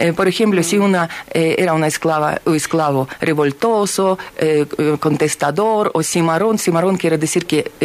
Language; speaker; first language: Spanish; non-native, fluent; Ukrainian